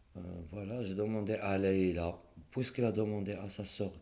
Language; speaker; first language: French; non-native, local second language; Arabic